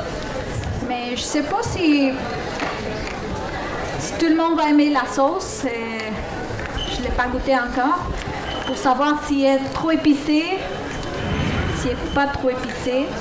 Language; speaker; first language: French; non-native, fluent; Spanish